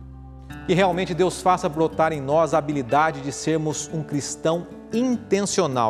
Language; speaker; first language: Portuguese; native; Portuguese